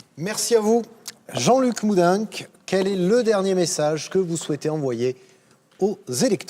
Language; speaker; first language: French; native; French